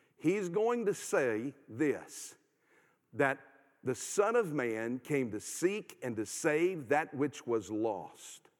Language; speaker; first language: English; native; English